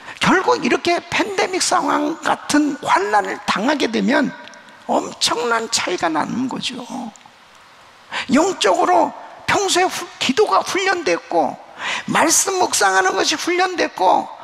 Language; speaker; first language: Korean; native; Korean